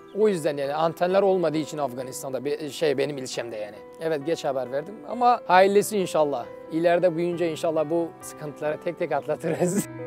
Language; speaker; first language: Turkish; non-native, fluent; Persian